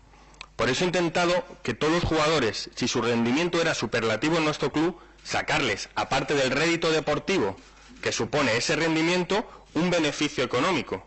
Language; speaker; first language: Spanish; native; Spanish